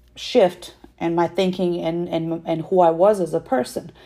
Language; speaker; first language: English; non-native, fluent; Russian